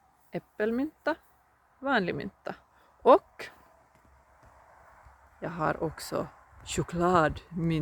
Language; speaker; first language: Swedish; non-native, local second language; Finnish